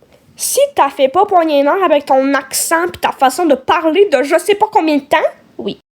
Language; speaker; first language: French; native; French